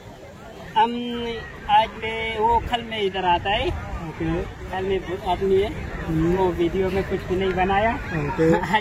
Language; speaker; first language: Hindi; non-native, learner; Oromo